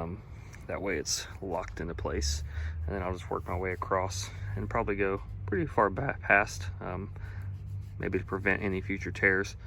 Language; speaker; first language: English; native; English